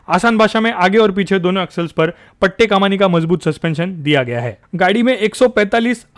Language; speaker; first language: Hindi; non-native, local second language; Marathi